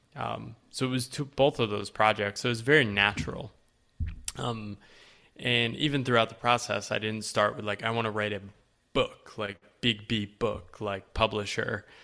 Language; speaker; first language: English; native; English